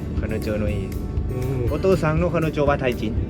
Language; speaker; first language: Japanese; non-native, learner; Thai